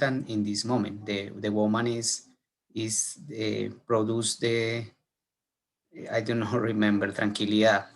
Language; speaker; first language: English; non-native, learner; Spanish